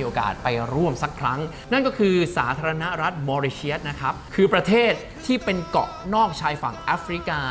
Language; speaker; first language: Thai; native; Thai